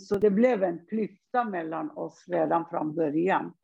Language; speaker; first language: Swedish; non-native, fluent; Persian